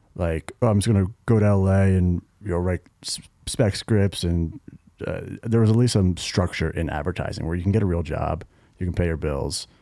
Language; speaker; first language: English; native; English